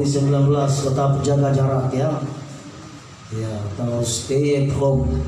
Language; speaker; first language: Indonesian; native; Indonesian